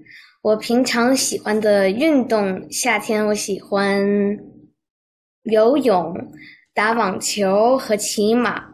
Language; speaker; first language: Chinese; early bilingual, heritage; Chinese